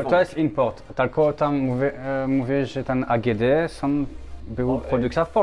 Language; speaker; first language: Polish; non-native, learner; French